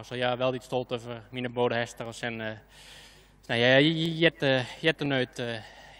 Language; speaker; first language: Swedish; non-native, fluent; Dutch